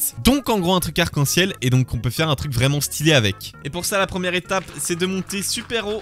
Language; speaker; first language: French; native; French